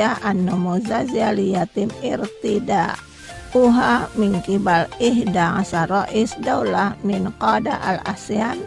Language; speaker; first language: Arabic; non-native, fluent; Indonesian